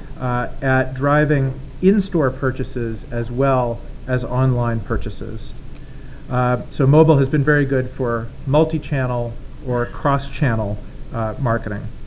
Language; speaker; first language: English; native; English